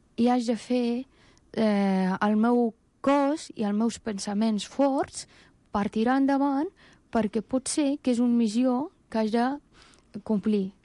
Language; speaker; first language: Catalan; non-native, fluent; Persian